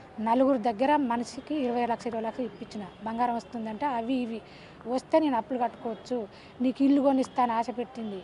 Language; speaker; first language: Telugu; native; Telugu